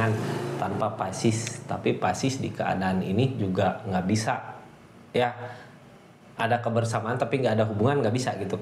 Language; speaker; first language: Indonesian; native; Indonesian